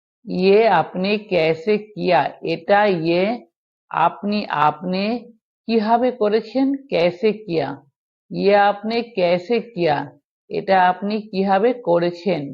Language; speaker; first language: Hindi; non-native, local second language; Bangla